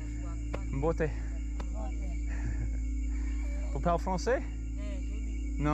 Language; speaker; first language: French; non-native, learner; English